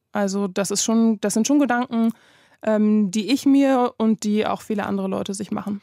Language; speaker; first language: German; native; German